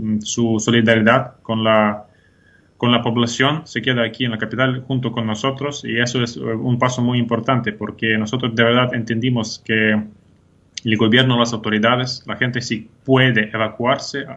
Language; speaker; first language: Spanish; non-native, fluent; Ukrainian